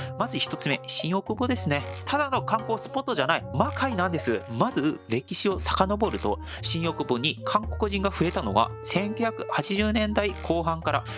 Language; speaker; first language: Japanese; non-native, fluent; Korean